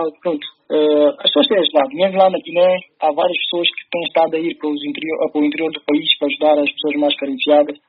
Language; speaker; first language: Portuguese; early bilingual, other home language; Upper Guinea Crioulo